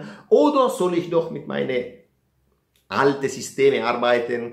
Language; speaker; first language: German; non-native, fluent; Italian